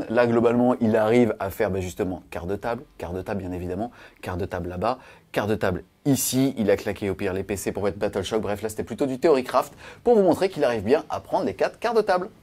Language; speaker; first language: French; native; French